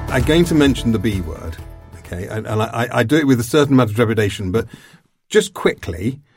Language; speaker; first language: English; native; English